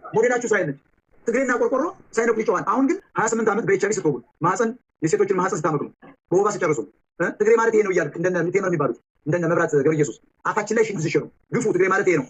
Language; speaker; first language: Amharic; native; Amharic